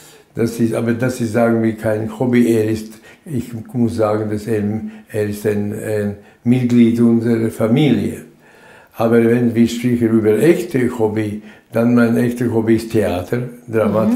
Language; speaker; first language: German; non-native, fluent; Latvian